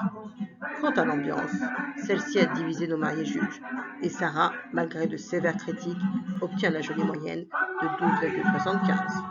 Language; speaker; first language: French; native; French